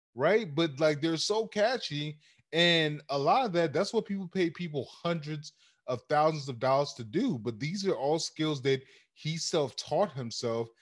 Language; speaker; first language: English; early bilingual, other home language; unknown